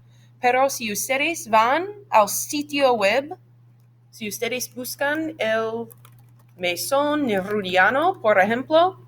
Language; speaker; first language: Spanish; non-native, fluent; English